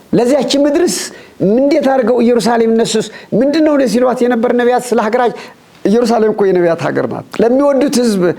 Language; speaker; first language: Amharic; non-native, local second language; Tigrinya